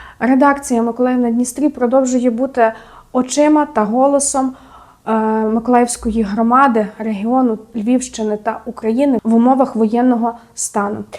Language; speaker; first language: Ukrainian; native; Ukrainian